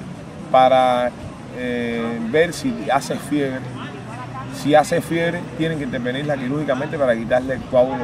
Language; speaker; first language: Spanish; native; Spanish